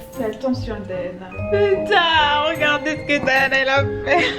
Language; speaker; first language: French; native; French